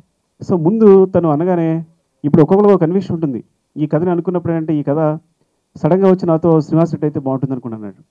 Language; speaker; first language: Telugu; native; Telugu